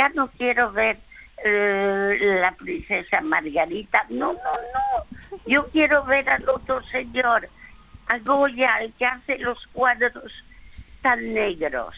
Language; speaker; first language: Spanish; early bilingual, other home language; French